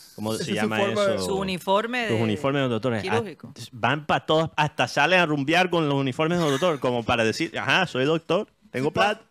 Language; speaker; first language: Spanish; early bilingual, heritage; Spanish